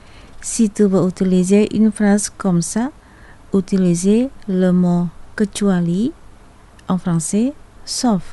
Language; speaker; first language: French; non-native, fluent; Indonesian